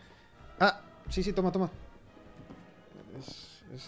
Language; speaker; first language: Spanish; native; Spanish